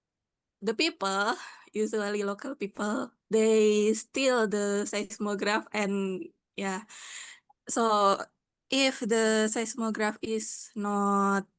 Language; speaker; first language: English; non-native, learner; Indonesian